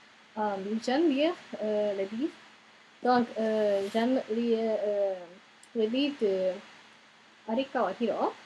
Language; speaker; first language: French; non-native, learner; English